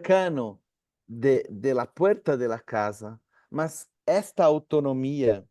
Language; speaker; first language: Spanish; non-native, learner; Portuguese